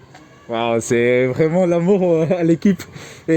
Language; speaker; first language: French; non-native, fluent; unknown